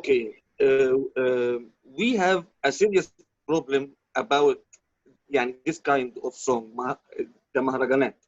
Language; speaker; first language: English; non-native, learner; Arabic